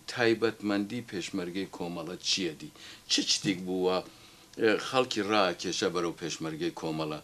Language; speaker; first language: Central Kurdish; native; Central Kurdish